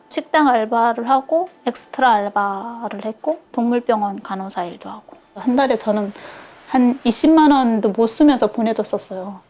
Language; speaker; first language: Korean; native; Korean